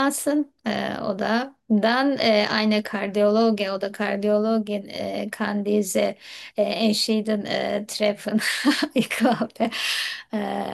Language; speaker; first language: German; non-native, learner; Turkish